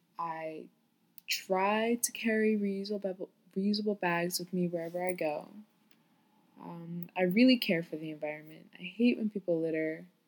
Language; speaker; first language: English; native; English